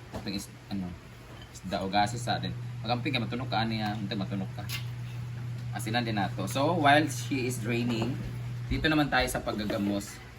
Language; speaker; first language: Filipino; non-native, local second language; Cebuano